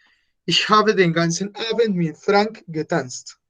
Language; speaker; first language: German; non-native, fluent; Spanish